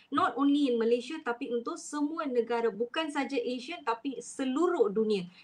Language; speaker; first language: Malay; non-native, local second language; Tamil